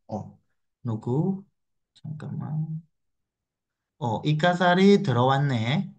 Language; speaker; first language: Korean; non-native, fluent; Indonesian